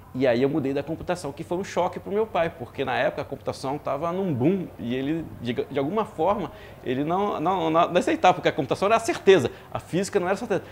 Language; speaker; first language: Portuguese; early bilingual, other home language; French